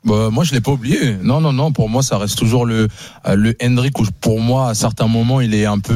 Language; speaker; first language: French; native; French